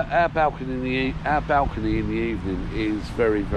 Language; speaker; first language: English; native; English